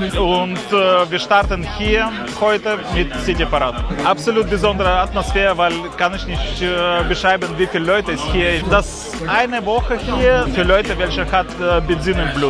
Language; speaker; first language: German; non-native, learner; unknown